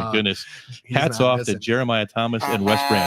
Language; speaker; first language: English; native; English